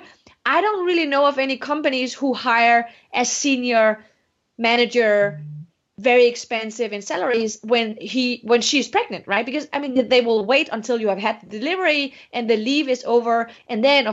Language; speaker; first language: English; non-native, fluent; Danish